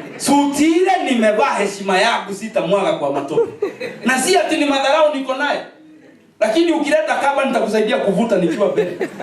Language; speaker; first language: Swahili; non-native, local second language; Kikuyu